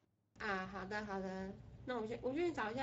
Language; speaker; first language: Chinese; native; Chinese